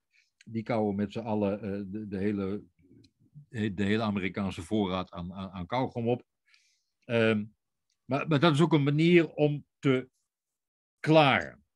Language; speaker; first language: Dutch; native; Dutch